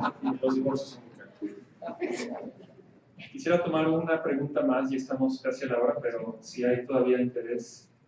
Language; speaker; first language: Spanish; native; Spanish